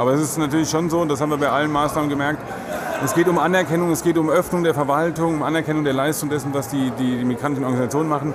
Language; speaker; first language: German; native; German